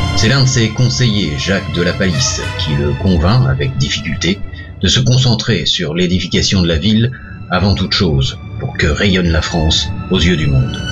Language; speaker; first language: French; native; French